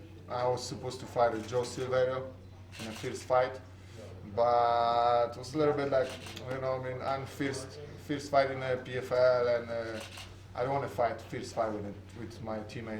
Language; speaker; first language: English; non-native, fluent; Polish